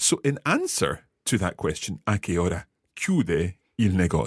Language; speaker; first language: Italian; non-native, fluent; English